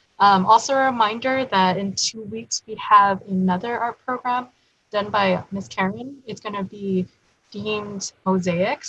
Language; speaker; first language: English; native; English